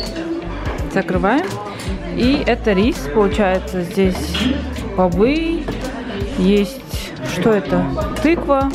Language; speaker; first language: Russian; non-native, local second language; Kazakh